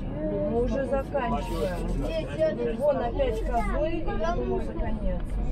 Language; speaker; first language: Russian; native; Russian